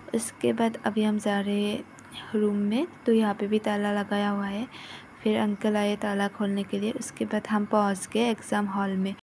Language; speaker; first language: Hindi; non-native, local second language; Assamese